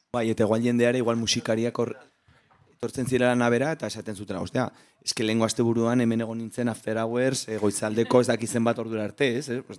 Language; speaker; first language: Basque; non-native, local second language; Spanish